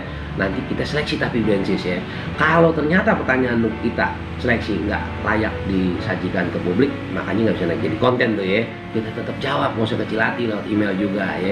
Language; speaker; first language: Indonesian; native; Indonesian